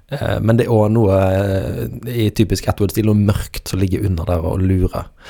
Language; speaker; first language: Norwegian; native; Norwegian